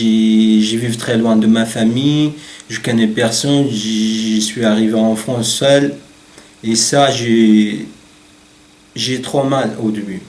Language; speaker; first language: French; non-native, learner; Arabic